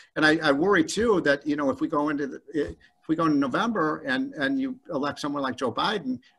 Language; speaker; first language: English; native; English